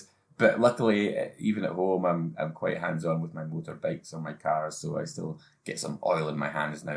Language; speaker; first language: English; native; English